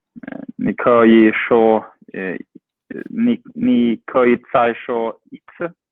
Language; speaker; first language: Chinese; non-native, learner; English